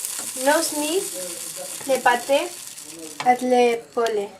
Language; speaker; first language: French; non-native, learner; Catalan